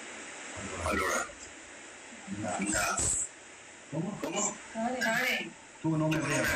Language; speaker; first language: Italian; non-native, learner; Albanian